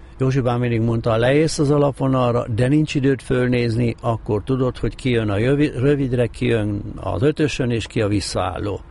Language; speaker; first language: Hungarian; native; Hungarian